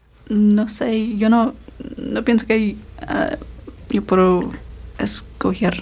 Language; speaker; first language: Spanish; non-native, learner; English